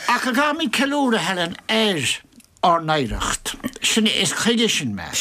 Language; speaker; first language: Irish; native; Irish